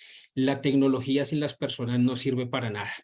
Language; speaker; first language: Spanish; native; Spanish